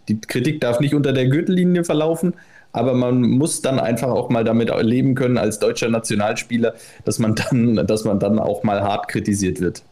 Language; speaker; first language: German; native; German